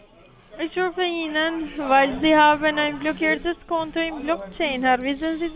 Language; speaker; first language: German; non-native, learner; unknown